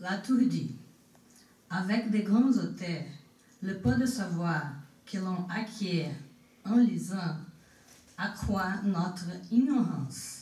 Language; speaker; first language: French; non-native, fluent; Portuguese